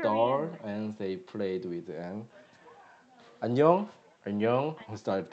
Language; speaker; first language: English; non-native, learner; Korean